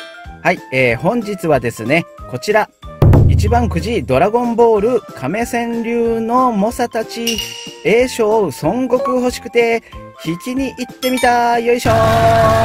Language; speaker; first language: Japanese; native; Japanese